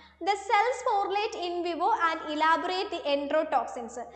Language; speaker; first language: English; non-native, local second language; Malayalam